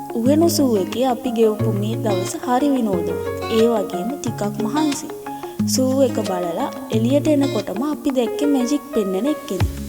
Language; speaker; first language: Sinhala; native; Sinhala